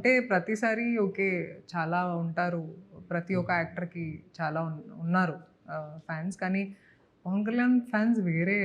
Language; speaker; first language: Telugu; non-native, local second language; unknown